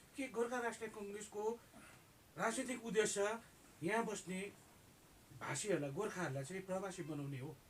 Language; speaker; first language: Nepali; native; Nepali